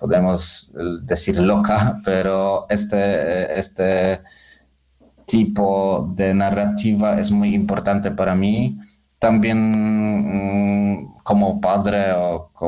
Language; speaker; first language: Spanish; non-native, fluent; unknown